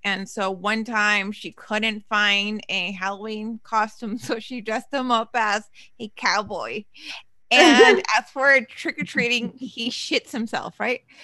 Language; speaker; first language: English; early bilingual, other home language; Spanish